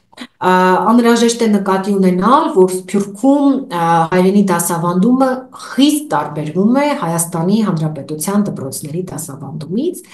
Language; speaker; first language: Armenian; native; Armenian